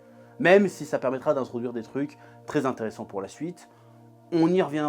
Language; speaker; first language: French; native; French